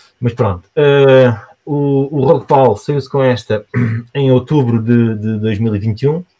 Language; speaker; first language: Portuguese; native; Portuguese